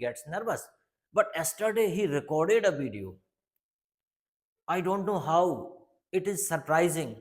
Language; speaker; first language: English; non-native, local second language; Hindi